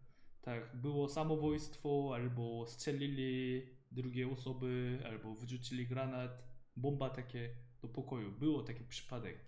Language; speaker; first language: Polish; non-native, learner; Korean